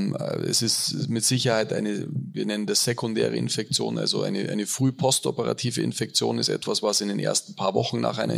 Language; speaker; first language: German; native; German